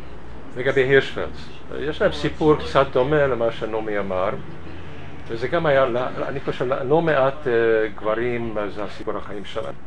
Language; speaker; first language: Hebrew; non-native, fluent; Hungarian